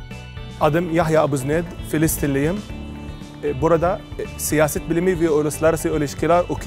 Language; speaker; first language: Turkish; non-native, fluent; Arabic